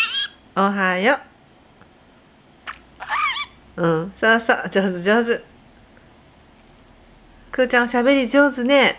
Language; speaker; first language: Japanese; native; Japanese